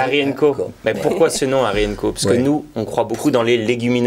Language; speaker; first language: French; native; French